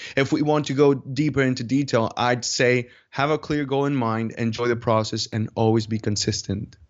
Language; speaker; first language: English; non-native, fluent; Spanish